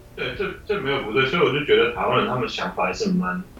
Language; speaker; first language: Chinese; early bilingual, heritage; Danish